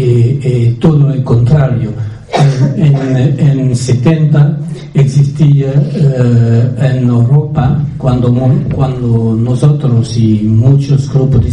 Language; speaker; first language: Spanish; non-native, fluent; French